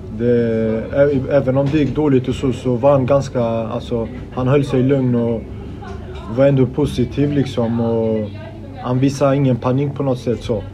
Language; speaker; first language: Swedish; early bilingual, other home language; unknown